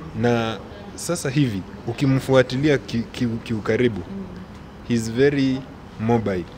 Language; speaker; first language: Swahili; non-native, local second language; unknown